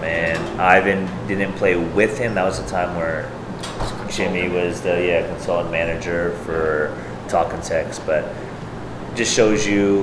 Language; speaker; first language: English; native; English